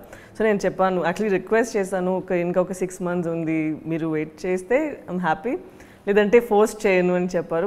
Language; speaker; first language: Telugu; non-native, learner; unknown